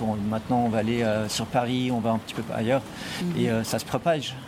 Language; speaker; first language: French; native; French